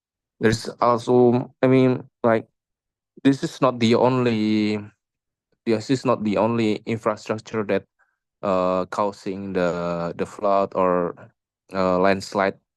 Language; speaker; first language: English; non-native, local second language; Indonesian